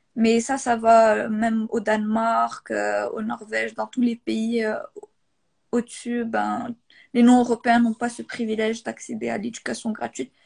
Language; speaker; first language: French; non-native, local second language; Arabic